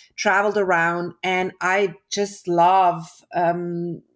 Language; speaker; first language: English; early bilingual, other home language; German